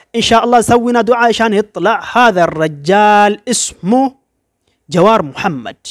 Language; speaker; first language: Arabic; non-native, learner; Oromo